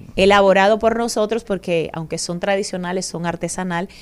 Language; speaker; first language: Spanish; native; Spanish